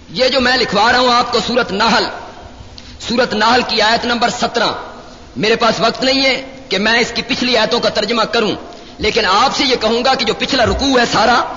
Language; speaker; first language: Urdu; non-native, local second language; Punjabi